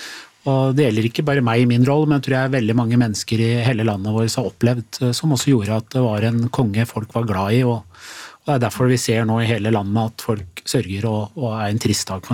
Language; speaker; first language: Norwegian; native; Norwegian